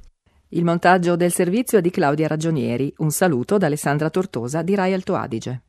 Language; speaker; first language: Italian; native; Italian